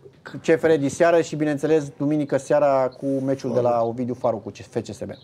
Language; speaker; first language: Romanian; native; Romanian